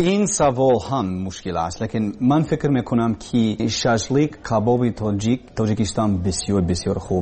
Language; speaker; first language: Persian; non-native, learner; English